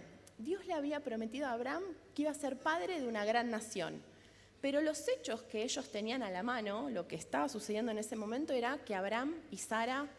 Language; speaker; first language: Spanish; native; Spanish